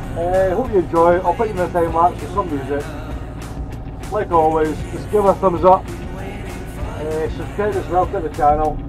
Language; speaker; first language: English; native; English